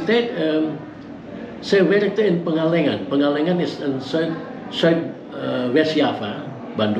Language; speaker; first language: Dutch; early bilingual, heritage; Dutch